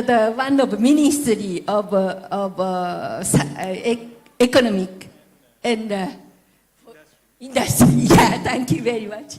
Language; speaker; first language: English; non-native, learner; Japanese